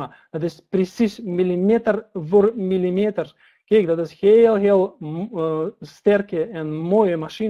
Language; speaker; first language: Dutch; non-native, learner; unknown